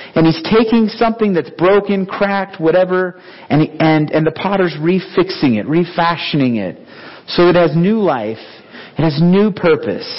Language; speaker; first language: English; native; English